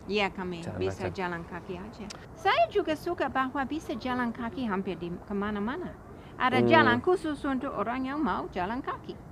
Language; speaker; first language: Indonesian; non-native, fluent; English